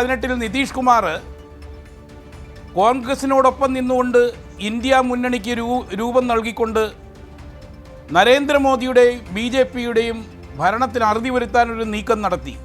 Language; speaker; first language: Malayalam; native; Malayalam